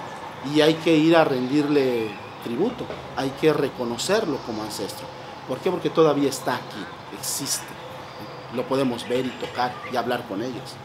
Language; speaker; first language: Spanish; native; Spanish